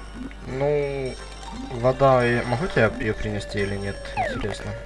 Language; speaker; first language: Russian; native; Russian